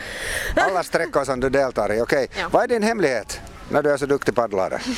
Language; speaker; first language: Swedish; native; Swedish